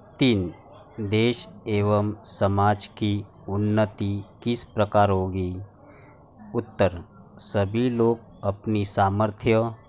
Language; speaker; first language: Hindi; non-native, local second language; Marathi